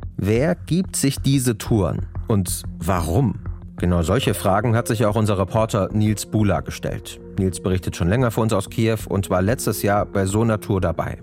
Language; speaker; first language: German; native; German